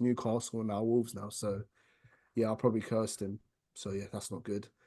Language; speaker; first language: English; native; English